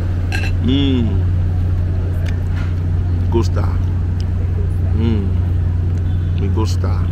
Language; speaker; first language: Spanish; non-native, learner; English